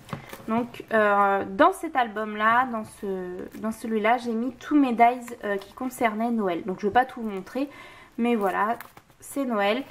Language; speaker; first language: French; native; French